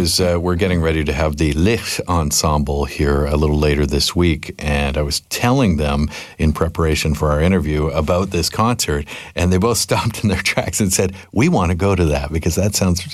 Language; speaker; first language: English; native; English